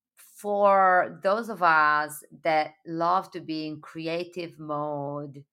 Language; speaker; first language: English; non-native, fluent; Italian